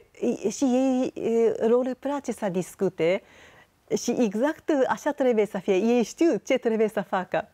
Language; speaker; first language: Romanian; non-native, fluent; Japanese